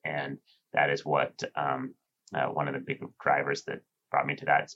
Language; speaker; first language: English; native; English